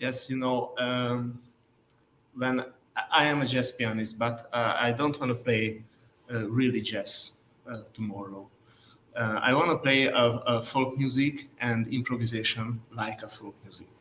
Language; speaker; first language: English; non-native, learner; Hungarian